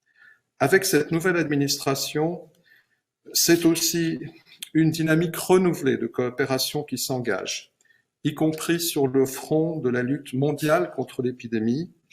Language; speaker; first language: French; native; French